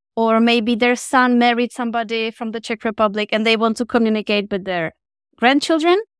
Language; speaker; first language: English; non-native, fluent; Czech